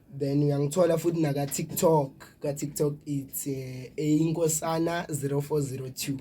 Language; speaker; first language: Zulu; native; Zulu